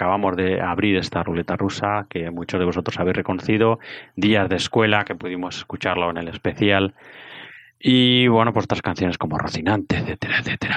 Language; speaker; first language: Spanish; native; Spanish